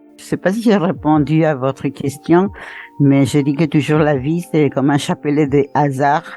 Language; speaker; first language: French; non-native, fluent; Spanish